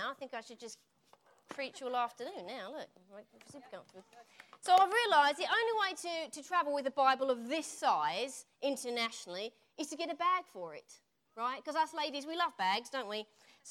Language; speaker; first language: English; native; English